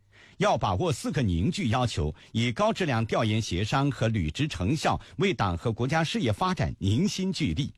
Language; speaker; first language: Chinese; native; Chinese